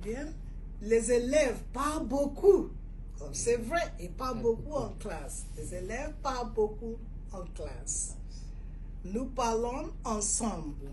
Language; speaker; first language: French; non-native, fluent; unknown